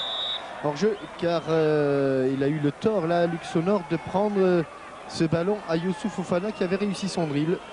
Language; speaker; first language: French; native; French